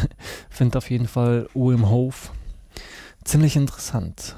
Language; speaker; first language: German; early bilingual, other home language; Russian